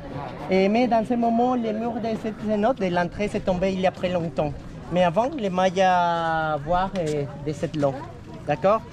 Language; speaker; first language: French; non-native, learner; Spanish